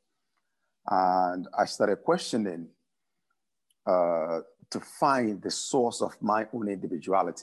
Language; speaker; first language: English; non-native, local second language; Igbo